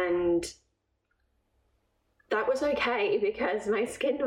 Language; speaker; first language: English; native; English